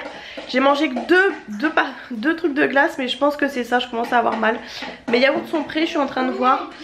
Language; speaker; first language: French; native; French